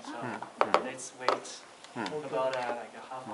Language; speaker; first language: English; non-native, fluent; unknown